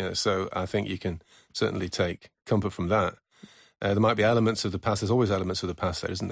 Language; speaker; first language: English; native; English